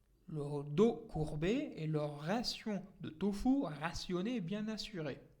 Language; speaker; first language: French; native; French